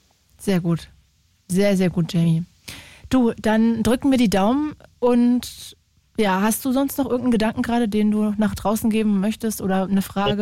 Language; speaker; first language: German; native; German